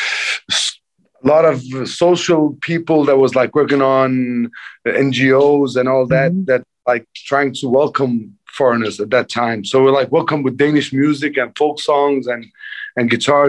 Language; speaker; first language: English; non-native, fluent; Danish